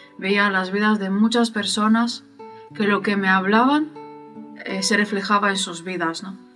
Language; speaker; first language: Spanish; non-native, fluent; Bulgarian